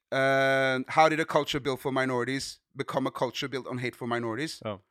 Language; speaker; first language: Norwegian; native; Norwegian